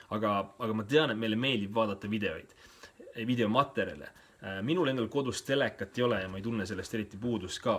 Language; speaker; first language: Estonian; native; Estonian